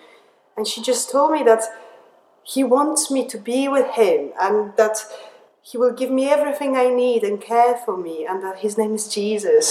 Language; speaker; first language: English; non-native, fluent; Polish